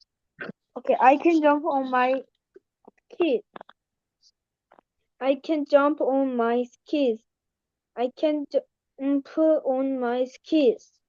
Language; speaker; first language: English; non-native, learner; Korean